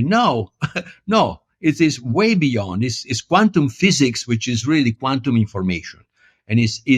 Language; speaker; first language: English; non-native, fluent; Italian